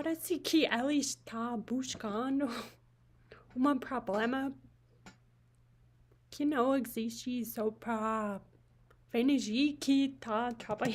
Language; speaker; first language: Portuguese; non-native, learner; English